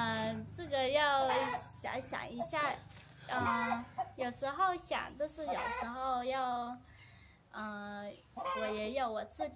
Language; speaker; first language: Chinese; non-native, learner; Vietnamese